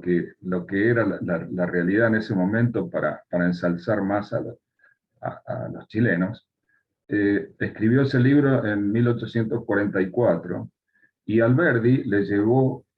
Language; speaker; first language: Spanish; native; Spanish